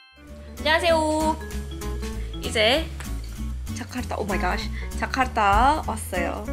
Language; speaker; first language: Korean; early bilingual, heritage; Indonesian